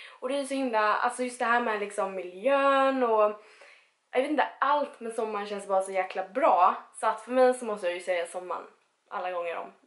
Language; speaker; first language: Swedish; early bilingual, other home language; Spanish